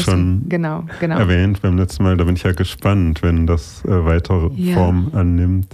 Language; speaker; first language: German; native; German